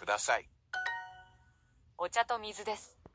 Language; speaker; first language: Japanese; non-native, learner; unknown